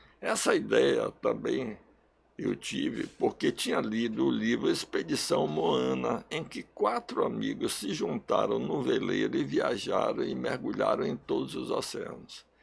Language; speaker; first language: Portuguese; early bilingual, other home language; Russian